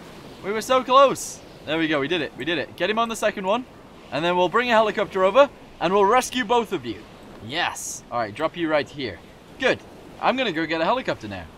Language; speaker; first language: English; native; English